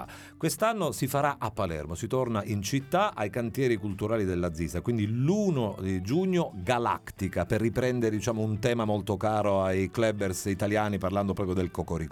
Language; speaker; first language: Italian; native; Italian